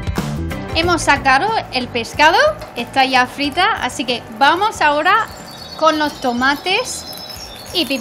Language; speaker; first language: Spanish; non-native, fluent; English